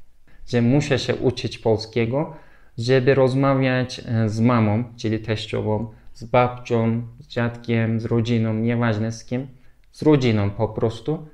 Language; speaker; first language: Polish; non-native, learner; Turkish